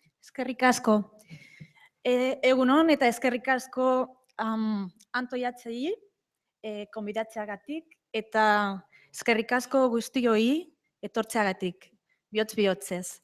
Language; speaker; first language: Basque; non-native, local second language; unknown